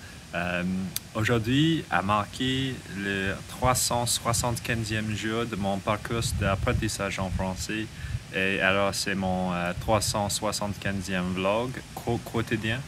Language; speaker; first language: French; non-native, learner; English